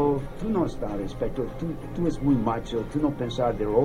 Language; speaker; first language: Spanish; non-native, learner; English